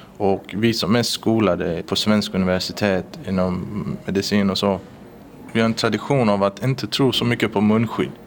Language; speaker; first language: Swedish; early bilingual, other home language; Persian